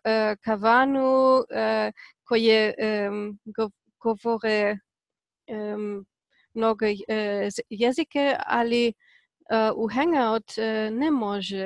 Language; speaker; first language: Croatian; non-native, learner; Polish